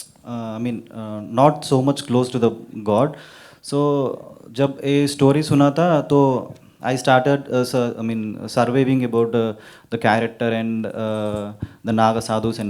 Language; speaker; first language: Hindi; non-native, local second language; Telugu